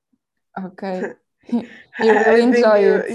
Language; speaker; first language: English; non-native, local second language; Portuguese